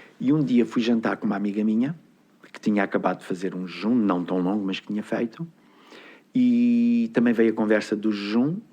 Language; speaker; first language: Portuguese; native; Portuguese